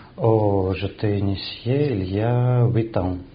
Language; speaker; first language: French; non-native, fluent; Russian